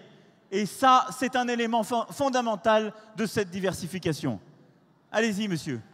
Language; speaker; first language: French; native; French